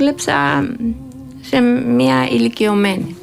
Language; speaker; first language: Greek; non-native, fluent; Georgian